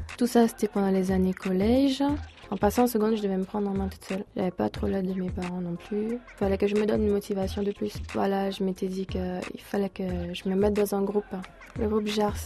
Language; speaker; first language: French; early bilingual, other home language; Portuguese